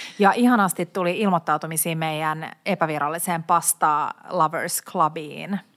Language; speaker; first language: Finnish; native; Finnish